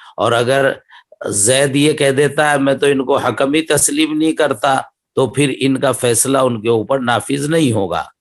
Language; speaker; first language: Urdu; native; Urdu